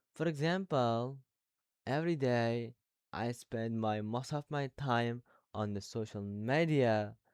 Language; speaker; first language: English; non-native, learner; Uzbek